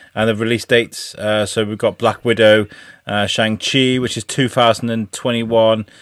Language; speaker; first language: English; native; English